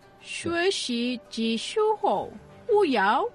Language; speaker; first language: Chinese; non-native, learner; Malay